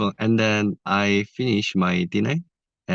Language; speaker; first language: English; non-native, learner; Korean